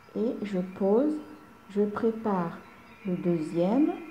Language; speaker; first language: French; non-native, local second language; Malagasy